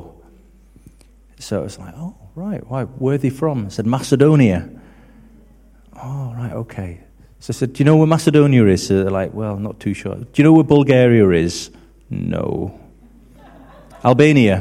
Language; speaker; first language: English; native; English